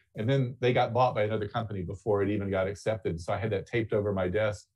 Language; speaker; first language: English; native; English